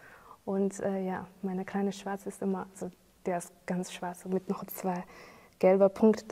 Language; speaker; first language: German; non-native, fluent; Chinese